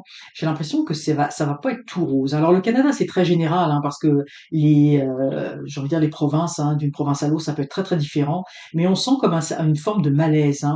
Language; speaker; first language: French; native; French